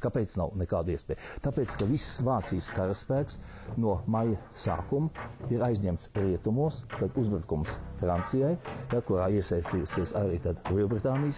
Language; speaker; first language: Latvian; native; Latvian